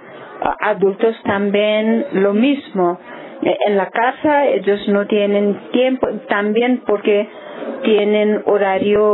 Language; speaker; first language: Spanish; non-native, learner; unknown